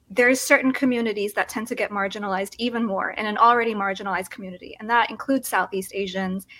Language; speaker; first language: English; early bilingual, other home language; Filipino